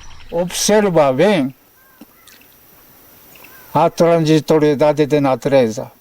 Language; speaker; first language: Portuguese; non-native, fluent; Japanese